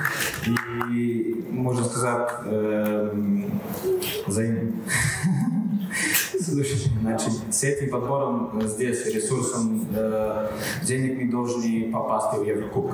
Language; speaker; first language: Russian; non-native, learner; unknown